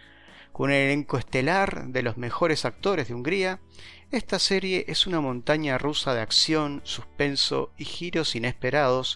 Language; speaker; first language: Spanish; native; Spanish